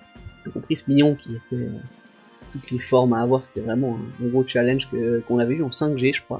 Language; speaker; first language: French; native; French